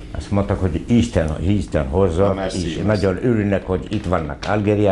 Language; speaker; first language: Hungarian; non-native, fluent; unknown